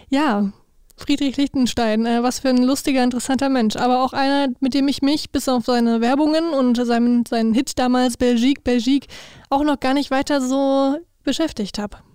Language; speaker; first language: German; native; German